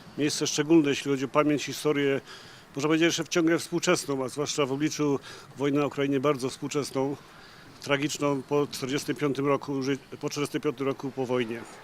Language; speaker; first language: Polish; native; Polish